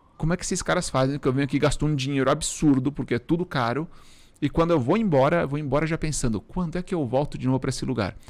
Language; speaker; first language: Portuguese; early bilingual, other home language; Spanish